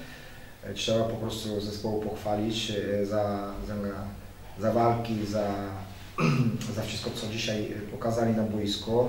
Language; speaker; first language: Polish; non-native, fluent; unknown